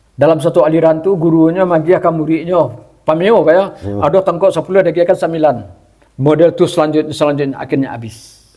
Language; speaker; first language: Malay; non-native, local second language; Minangkabau